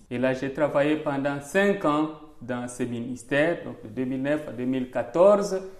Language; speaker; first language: French; non-native, local second language; Swahili